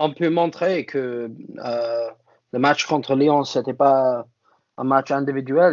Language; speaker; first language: French; non-native, fluent; English